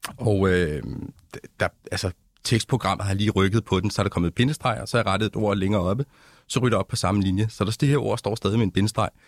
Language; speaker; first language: Danish; early bilingual, other home language; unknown